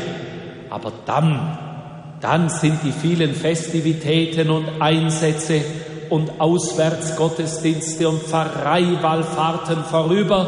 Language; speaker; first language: German; native; German